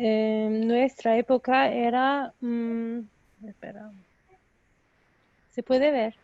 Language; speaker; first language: Spanish; early bilingual, heritage; Spanish